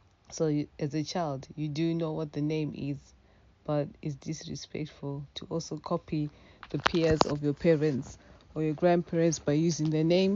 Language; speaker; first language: English; non-native, local second language; Shona